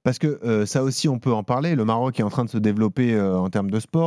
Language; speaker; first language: French; native; French